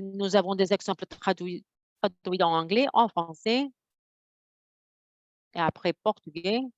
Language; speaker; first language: French; non-native, fluent; Spanish